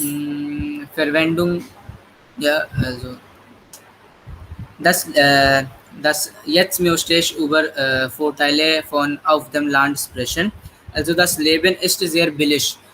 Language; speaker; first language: German; non-native, learner; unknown